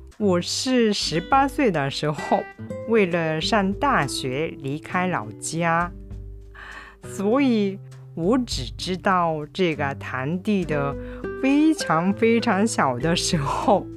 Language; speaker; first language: Chinese; non-native, fluent; Japanese